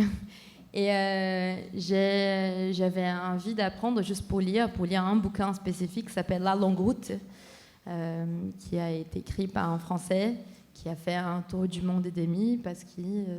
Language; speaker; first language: French; non-native, fluent; Portuguese